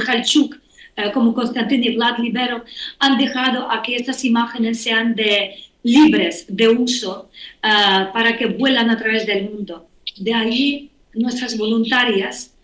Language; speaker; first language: Spanish; non-native, fluent; Ukrainian